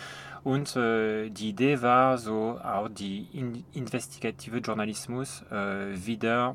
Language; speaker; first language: German; non-native, fluent; French